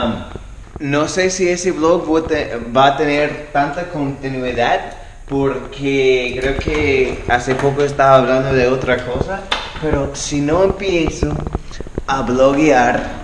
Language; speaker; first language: Spanish; native; Spanish